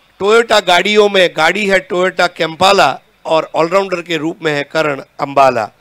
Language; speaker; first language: Hindi; non-native, local second language; Marathi